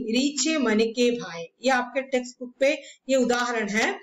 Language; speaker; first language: Hindi; non-native, local second language; Malayalam